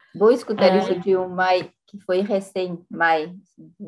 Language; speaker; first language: Portuguese; non-native, fluent; French